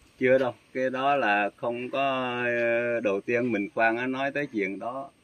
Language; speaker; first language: Vietnamese; non-native, local second language; Khmer